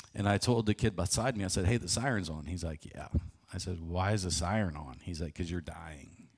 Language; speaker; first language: English; native; English